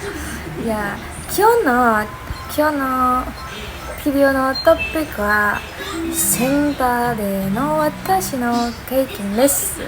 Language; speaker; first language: Japanese; non-native, learner; Indonesian